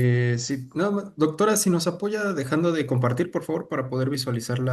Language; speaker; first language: Spanish; native; Spanish